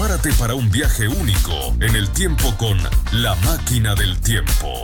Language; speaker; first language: Spanish; native; Spanish